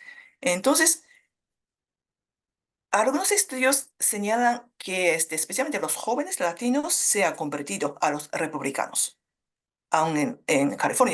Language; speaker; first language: Spanish; non-native, fluent; Japanese